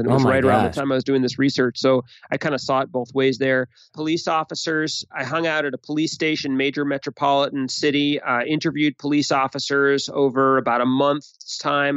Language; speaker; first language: English; native; English